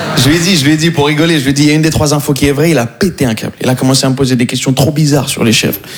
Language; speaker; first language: French; native; French